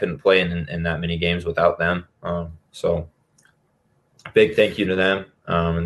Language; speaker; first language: English; native; English